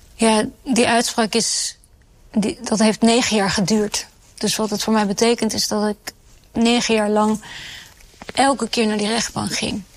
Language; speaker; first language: Dutch; early bilingual, other home language; Urdu